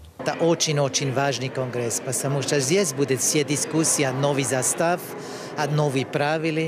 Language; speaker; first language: Russian; non-native, learner; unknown